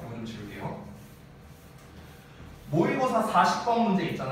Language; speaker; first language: Korean; native; Korean